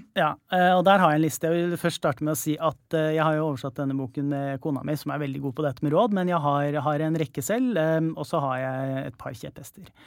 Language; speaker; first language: Norwegian; native; Norwegian